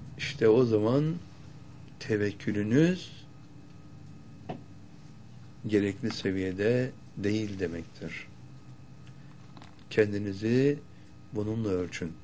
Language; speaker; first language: Turkish; native; Turkish